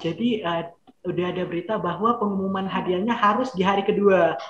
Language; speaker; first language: Indonesian; native; Indonesian